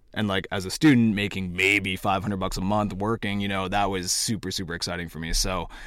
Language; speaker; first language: English; native; English